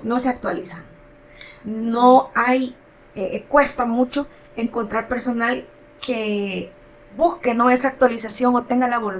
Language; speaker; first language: Spanish; native; Spanish